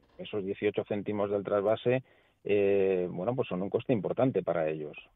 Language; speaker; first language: Spanish; native; Spanish